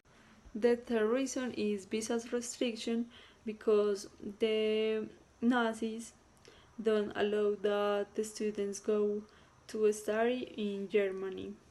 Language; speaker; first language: English; non-native, learner; Spanish